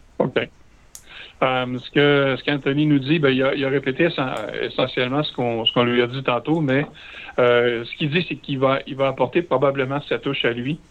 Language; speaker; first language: French; native; French